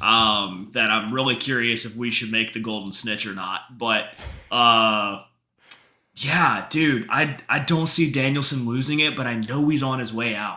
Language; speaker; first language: English; native; English